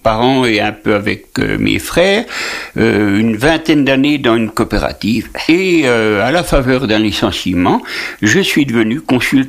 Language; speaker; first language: French; native; French